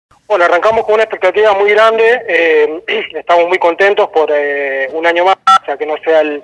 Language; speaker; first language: Spanish; native; Spanish